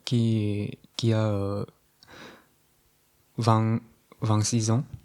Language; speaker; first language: French; non-native, learner; Korean